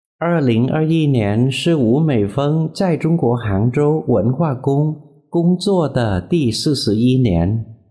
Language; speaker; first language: Chinese; non-native, fluent; Vietnamese